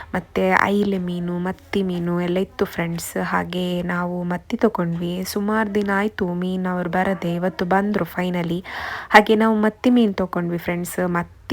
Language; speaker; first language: Kannada; native; Kannada